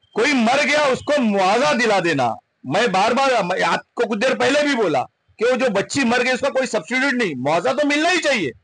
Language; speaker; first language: Hindi; non-native, local second language; Urdu